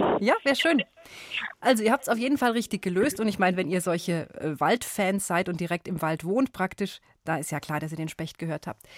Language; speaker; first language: German; native; German